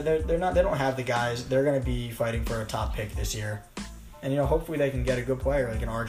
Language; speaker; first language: English; native; English